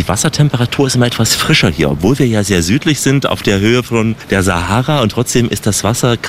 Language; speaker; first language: German; native; German